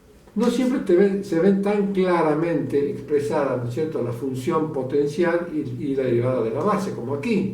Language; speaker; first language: Spanish; native; Spanish